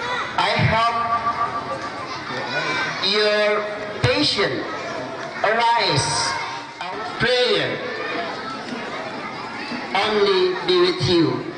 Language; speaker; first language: English; non-native, learner; Indonesian